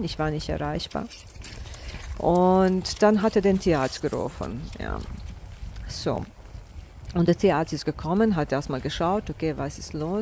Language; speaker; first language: German; non-native, fluent; Bosnian